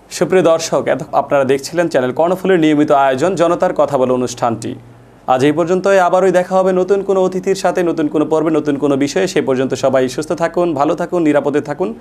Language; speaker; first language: Bangla; native; Bangla